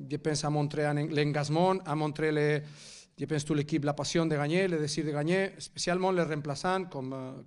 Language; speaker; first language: French; non-native, fluent; Catalan